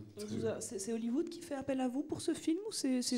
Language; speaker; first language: French; native; French